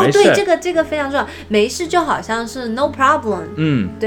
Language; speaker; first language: Chinese; native; Chinese